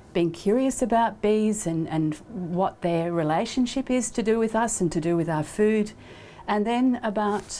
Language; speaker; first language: English; native; English